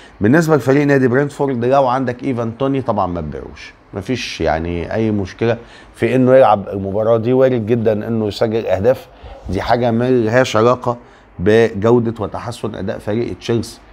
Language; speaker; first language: Arabic; native; Arabic